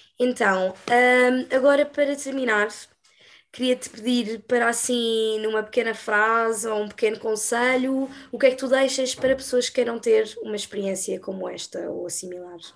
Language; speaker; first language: Portuguese; native; Portuguese